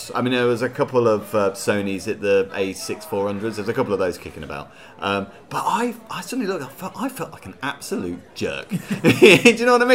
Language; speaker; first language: English; native; English